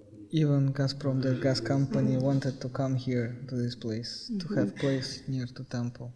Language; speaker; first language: English; non-native, fluent; Russian